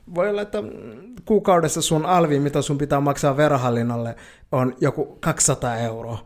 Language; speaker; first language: Finnish; early bilingual, other home language; Somali